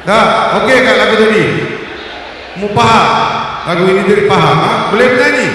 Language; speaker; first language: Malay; non-native, local second language; Tamil